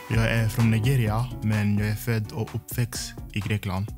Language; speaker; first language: Swedish; non-native, fluent; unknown